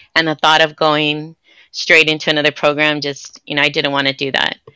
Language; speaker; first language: English; native; English